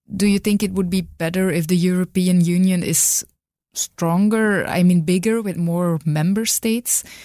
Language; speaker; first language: English; non-native, fluent; Dutch